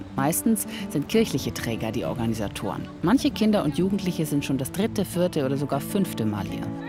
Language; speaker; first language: German; native; German